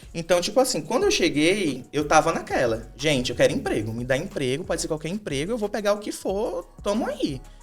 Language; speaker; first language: Portuguese; native; Portuguese